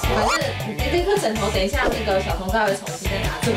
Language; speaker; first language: Chinese; native; Chinese